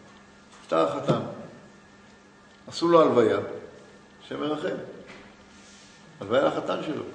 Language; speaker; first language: Hebrew; native; Hebrew